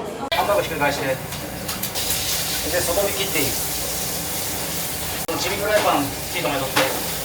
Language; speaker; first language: Japanese; native; Japanese